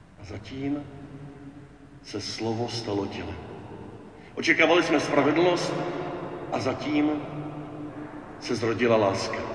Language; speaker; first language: Czech; native; Czech